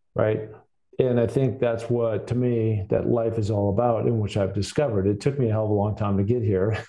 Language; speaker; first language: English; native; English